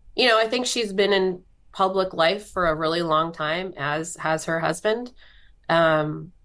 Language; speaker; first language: English; native; English